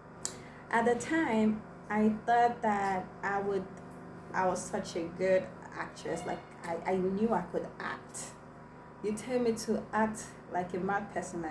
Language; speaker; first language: English; non-native, local second language; Igbo